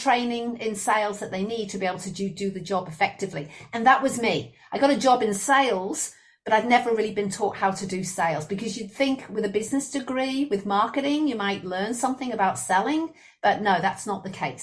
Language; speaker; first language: English; native; English